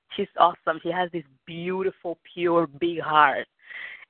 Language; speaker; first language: English; non-native, fluent; Spanish